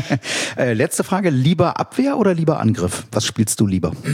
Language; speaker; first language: German; native; German